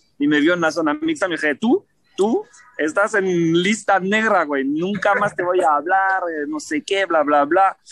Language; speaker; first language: Spanish; non-native, fluent; French